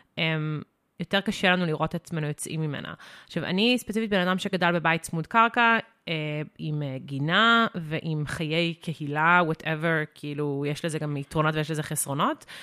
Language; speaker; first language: Hebrew; native; Hebrew